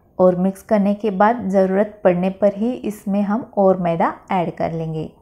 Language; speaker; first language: Hindi; non-native, local second language; Marathi